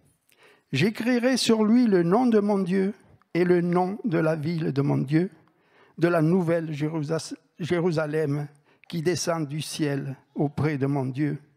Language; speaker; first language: French; native; French